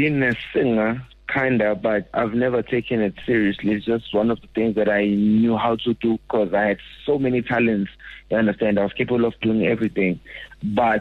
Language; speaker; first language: English; non-native, local second language; Zulu